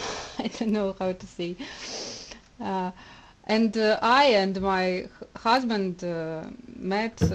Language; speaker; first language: English; non-native, learner; Russian